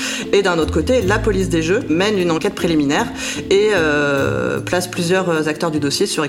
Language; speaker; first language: French; native; French